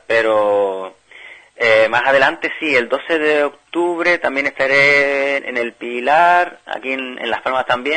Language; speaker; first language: Spanish; native; Spanish